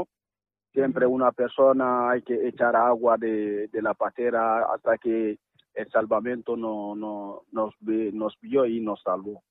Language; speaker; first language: Spanish; non-native, learner; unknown